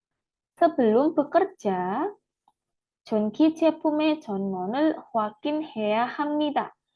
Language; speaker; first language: Korean; non-native, fluent; Indonesian